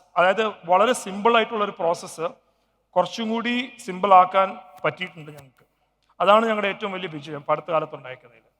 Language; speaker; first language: Malayalam; early bilingual, heritage; Malayalam